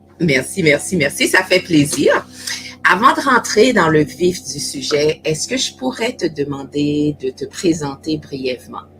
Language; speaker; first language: French; native; French